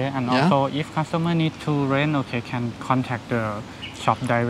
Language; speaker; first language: English; non-native, learner; Thai